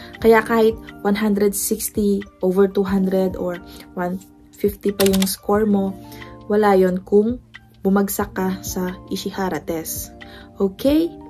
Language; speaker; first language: Filipino; non-native, local second language; Pampanga